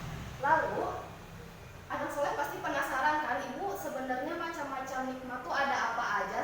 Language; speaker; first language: Indonesian; native; Indonesian